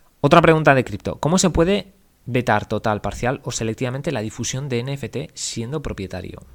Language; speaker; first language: Spanish; native; Spanish